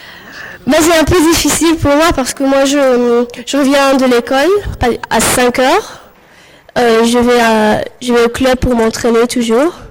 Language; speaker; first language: French; non-native, fluent; Arabic